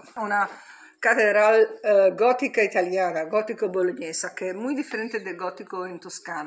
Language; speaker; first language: Spanish; non-native, learner; Italian